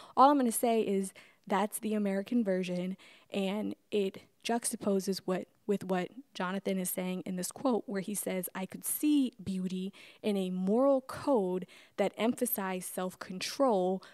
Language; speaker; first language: English; native; English